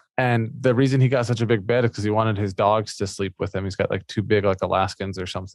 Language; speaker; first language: English; native; English